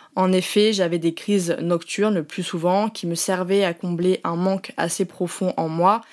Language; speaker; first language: French; native; French